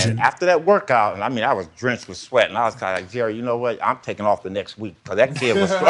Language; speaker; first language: English; native; English